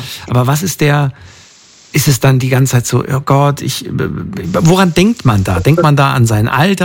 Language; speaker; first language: German; native; German